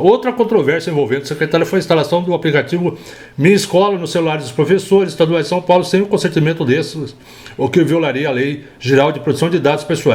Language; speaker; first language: Portuguese; native; Portuguese